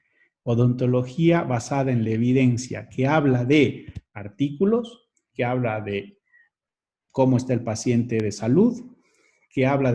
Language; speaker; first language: Spanish; native; Spanish